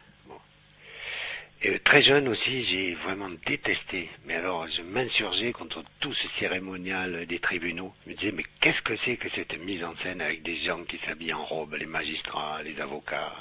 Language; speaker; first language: French; native; French